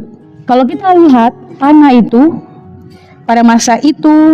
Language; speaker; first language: Indonesian; native; Indonesian